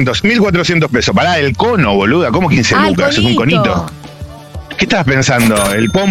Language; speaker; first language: Spanish; native; Spanish